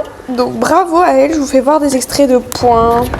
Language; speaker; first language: French; native; French